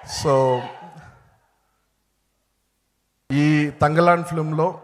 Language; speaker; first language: Telugu; non-native, learner; Tamil